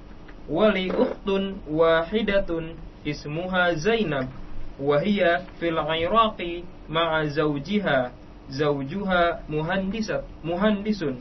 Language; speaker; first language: Arabic; non-native, learner; Indonesian